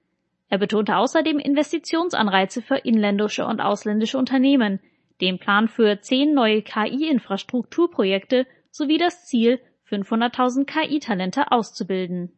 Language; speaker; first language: German; native; German